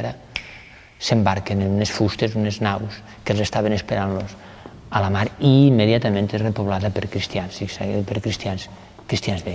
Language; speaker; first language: Catalan; native; Catalan